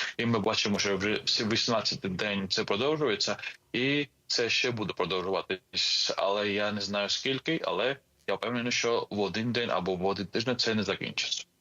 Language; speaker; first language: Ukrainian; non-native, fluent; Georgian